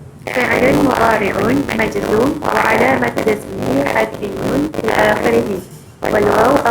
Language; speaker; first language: Arabic; non-native, learner; Malay